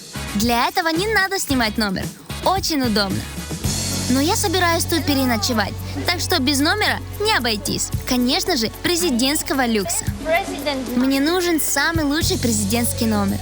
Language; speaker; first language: Russian; native; Russian